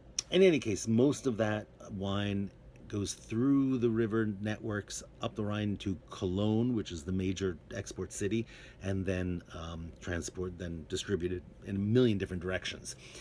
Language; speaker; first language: English; native; English